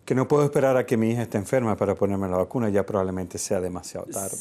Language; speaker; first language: Spanish; native; Spanish